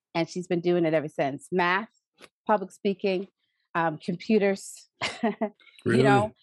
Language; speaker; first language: English; native; English